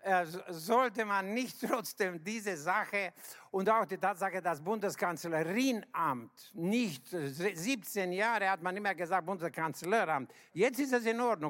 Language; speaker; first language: German; non-native, fluent; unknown